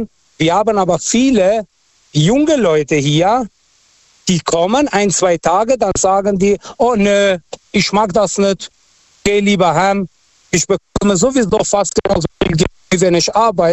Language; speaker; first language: German; non-native, fluent; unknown